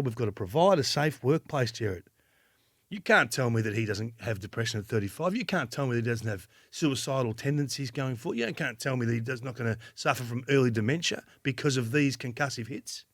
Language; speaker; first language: English; native; English